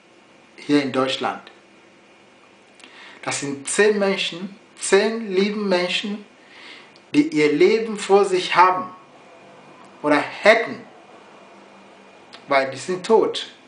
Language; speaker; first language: German; non-native, fluent; Yoruba